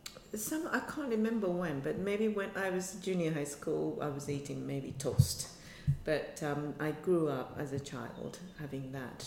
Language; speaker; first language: English; non-native, fluent; Japanese